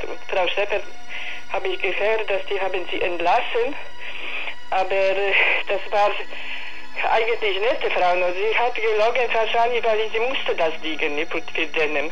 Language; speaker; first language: German; non-native, learner; Polish